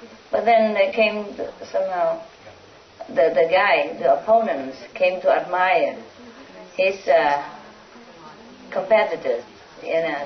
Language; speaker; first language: English; non-native, fluent; Vietnamese